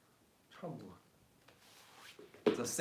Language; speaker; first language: English; non-native, learner; Chinese